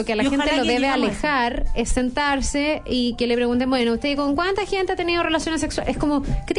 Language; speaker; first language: Spanish; native; Spanish